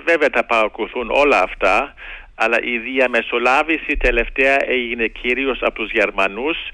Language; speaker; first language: Greek; non-native, fluent; German